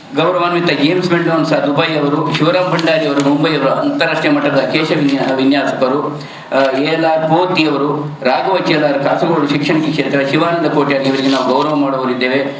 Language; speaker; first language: Kannada; non-native, local second language; Tulu